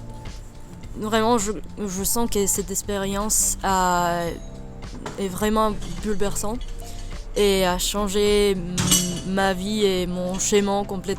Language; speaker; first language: French; non-native, learner; Spanish